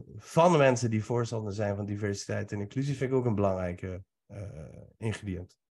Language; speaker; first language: Dutch; early bilingual, other home language; Persian